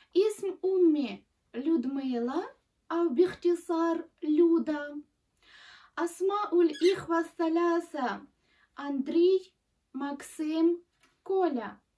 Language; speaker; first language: Arabic; non-native, fluent; Ukrainian